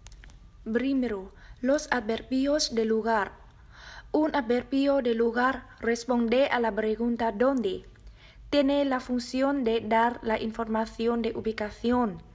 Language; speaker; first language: Spanish; non-native, learner; Vietnamese